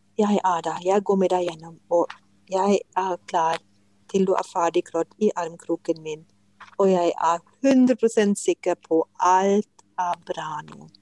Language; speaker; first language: Norwegian; non-native, fluent; German